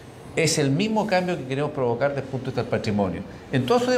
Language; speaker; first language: Spanish; native; Spanish